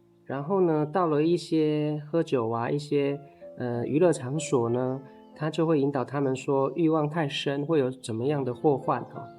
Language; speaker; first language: Chinese; native; Chinese